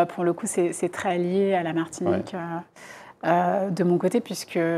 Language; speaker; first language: French; native; French